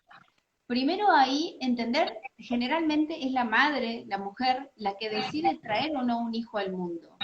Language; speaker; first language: Spanish; native; Spanish